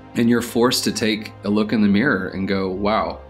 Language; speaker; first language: English; native; English